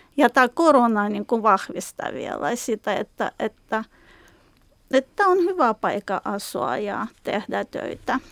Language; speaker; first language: Finnish; non-native, fluent; Russian